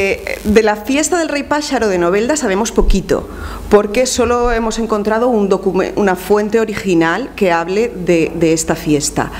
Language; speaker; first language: Spanish; native; Spanish